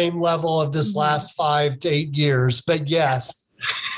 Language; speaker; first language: English; native; English